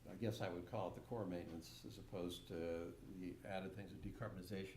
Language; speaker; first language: English; native; English